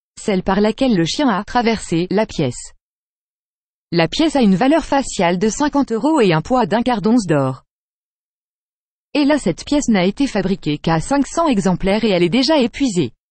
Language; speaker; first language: French; native; French